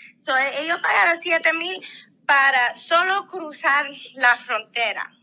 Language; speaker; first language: Spanish; non-native, fluent; Russian